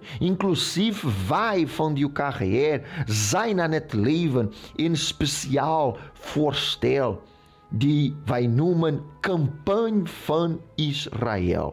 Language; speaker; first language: Dutch; non-native, local second language; Portuguese